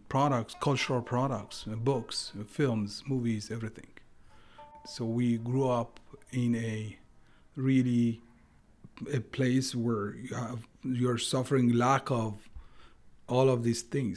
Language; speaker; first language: English; non-native, fluent; Persian